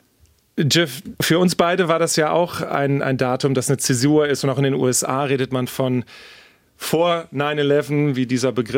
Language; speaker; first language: German; native; German